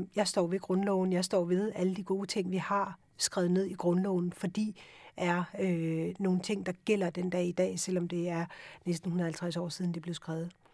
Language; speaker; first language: Danish; early bilingual, other home language; Urdu